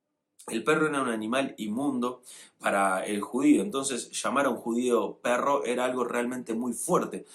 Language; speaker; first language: Spanish; native; Spanish